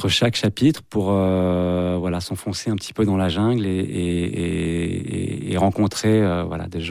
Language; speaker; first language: French; native; French